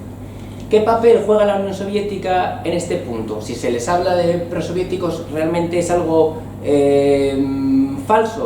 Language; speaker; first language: Spanish; native; Spanish